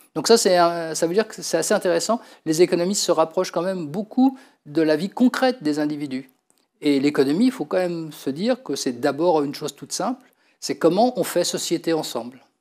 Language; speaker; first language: French; native; French